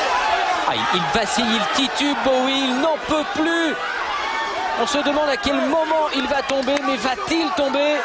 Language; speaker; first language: French; native; French